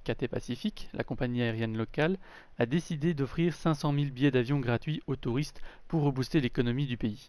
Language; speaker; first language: French; native; French